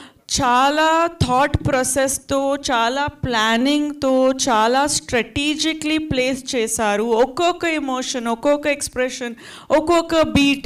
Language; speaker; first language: Telugu; non-native, fluent; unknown